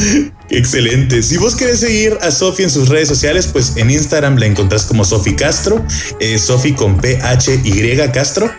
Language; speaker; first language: Spanish; native; Spanish